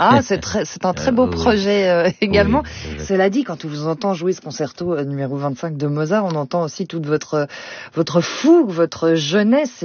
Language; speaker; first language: French; native; French